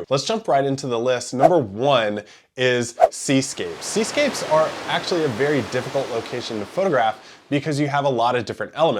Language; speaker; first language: English; native; English